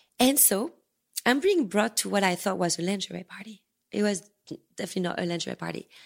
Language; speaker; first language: English; non-native, fluent; French